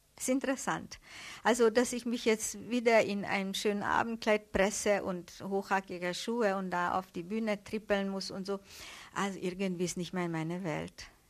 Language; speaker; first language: German; non-native, fluent; Hungarian